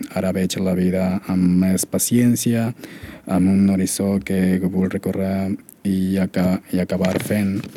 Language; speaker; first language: Catalan; non-native, learner; Spanish